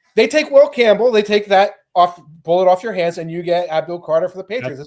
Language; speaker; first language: English; native; English